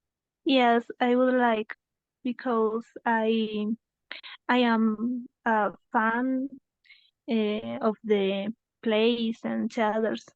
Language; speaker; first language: English; non-native, learner; Spanish